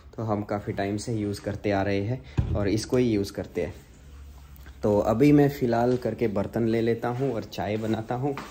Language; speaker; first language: Hindi; native; Hindi